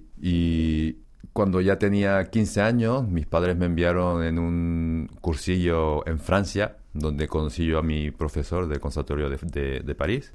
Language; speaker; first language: Spanish; early bilingual, other home language; Korean